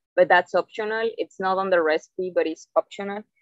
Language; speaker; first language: English; non-native, fluent; Spanish